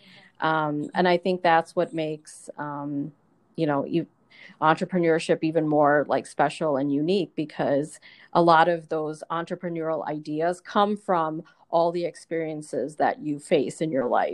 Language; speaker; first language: English; native; English